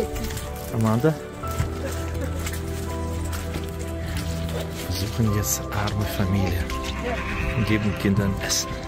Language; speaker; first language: German; non-native, learner; Russian